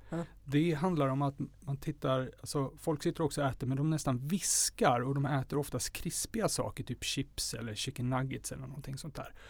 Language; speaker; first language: Swedish; native; Swedish